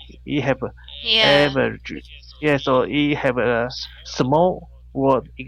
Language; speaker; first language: English; non-native, learner; Chinese